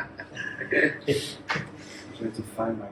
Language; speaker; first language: English; non-native, learner; French